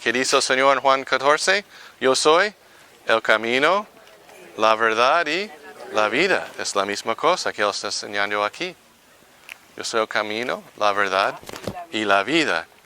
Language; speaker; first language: Spanish; non-native, fluent; English